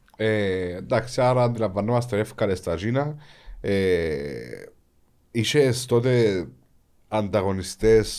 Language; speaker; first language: Greek; native; Greek